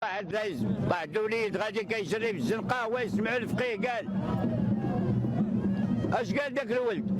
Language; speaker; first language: Arabic; native; Arabic